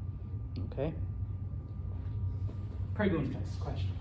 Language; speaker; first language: Spanish; non-native, fluent; English